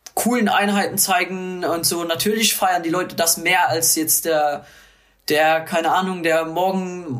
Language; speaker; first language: German; non-native, local second language; Luxembourgish